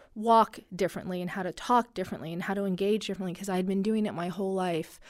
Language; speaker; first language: English; early bilingual, other home language; Arabic